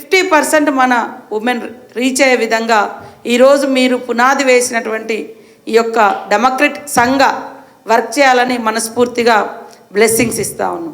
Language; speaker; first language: Telugu; native; Telugu